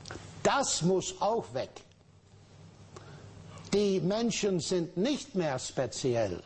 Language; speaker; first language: German; non-native, fluent; English